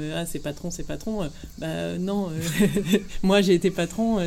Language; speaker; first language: French; native; French